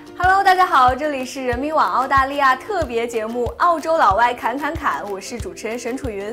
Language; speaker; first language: Chinese; native; Chinese